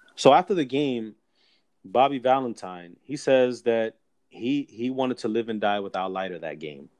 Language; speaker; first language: English; native; English